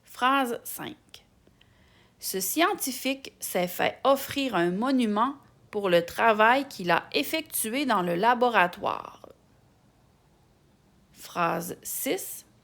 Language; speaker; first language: French; native; French